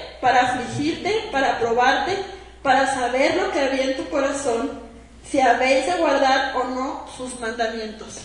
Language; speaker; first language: Spanish; native; Spanish